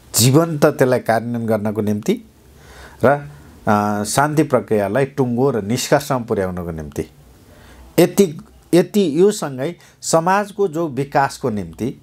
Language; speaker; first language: Nepali; non-native, local second language; Eastern Tamang